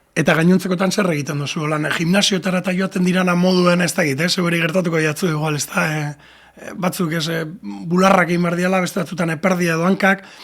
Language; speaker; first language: Basque; native; Basque